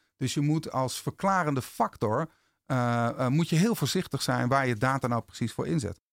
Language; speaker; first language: Dutch; native; Dutch